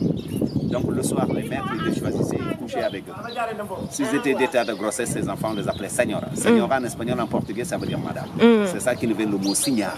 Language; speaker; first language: French; non-native, local second language; Wolof